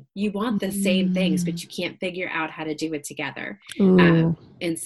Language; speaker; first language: English; native; English